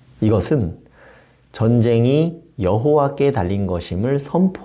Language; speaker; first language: Korean; native; Korean